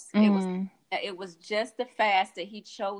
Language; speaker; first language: English; native; English